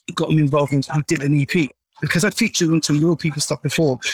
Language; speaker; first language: English; native; English